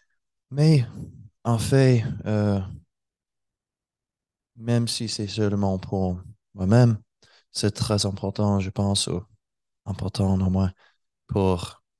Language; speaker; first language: French; non-native, learner; English